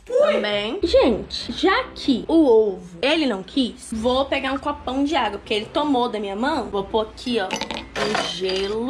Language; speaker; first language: Portuguese; native; Portuguese